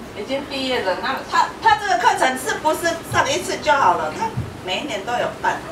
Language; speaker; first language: Chinese; non-native, fluent; Hakka Chinese